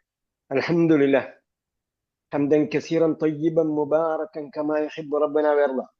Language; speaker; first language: Arabic; non-native, fluent; Malayalam